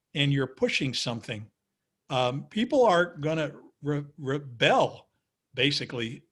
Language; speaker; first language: English; native; English